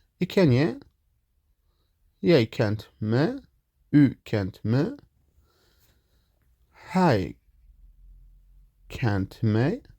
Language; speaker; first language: Dutch; non-native, fluent; Turkish